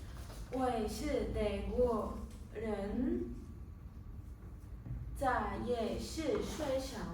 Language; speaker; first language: Chinese; non-native, learner; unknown